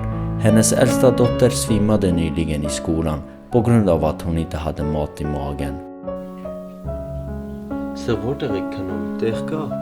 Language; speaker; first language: Swedish; early bilingual, other home language; Armenian